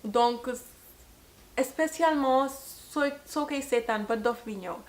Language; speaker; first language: French; non-native, local second language; Wolof